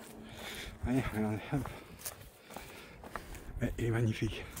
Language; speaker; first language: French; native; French